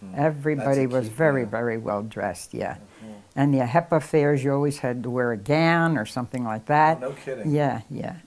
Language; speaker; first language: English; native; English